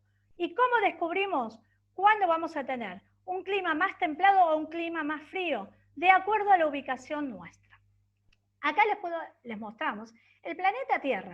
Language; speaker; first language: Spanish; native; Spanish